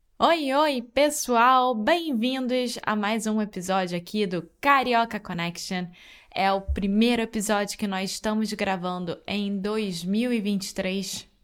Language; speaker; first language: Portuguese; native; Portuguese